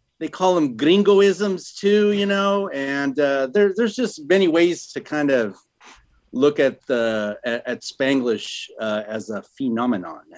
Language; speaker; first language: English; early bilingual, other home language; Spanish